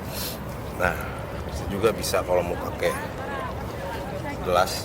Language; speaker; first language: Indonesian; native; Indonesian